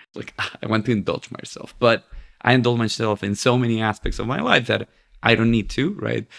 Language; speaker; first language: English; non-native, fluent; Spanish